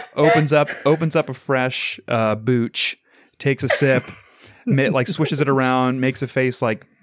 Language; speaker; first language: English; native; English